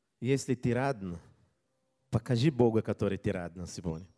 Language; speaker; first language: Russian; non-native, learner; Portuguese